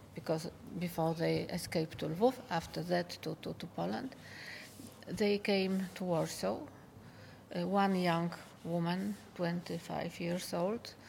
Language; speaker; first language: English; non-native, fluent; Polish